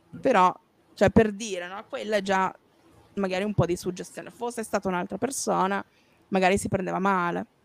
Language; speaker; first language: Italian; native; Italian